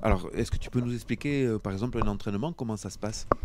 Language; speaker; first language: French; native; French